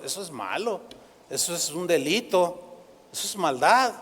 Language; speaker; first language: Spanish; native; Spanish